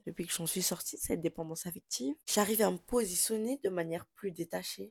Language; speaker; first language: French; non-native, local second language; Malagasy